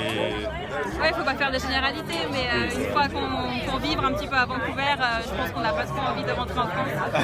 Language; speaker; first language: French; native; French